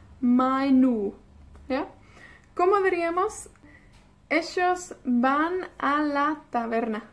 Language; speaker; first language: Spanish; non-native, fluent; Welsh